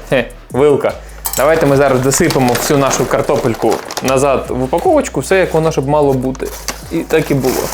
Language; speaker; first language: Ukrainian; non-native, local second language; Russian